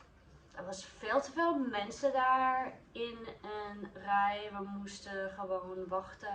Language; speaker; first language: Dutch; non-native, learner; English